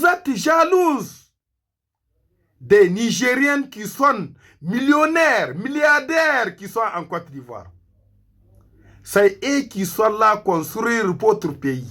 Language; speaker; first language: French; non-native, local second language; Hausa